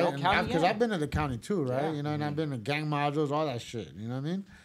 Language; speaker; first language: English; early bilingual, other home language; Spanish